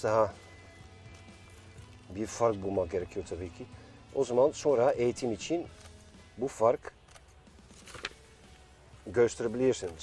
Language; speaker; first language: Turkish; non-native, fluent; Dutch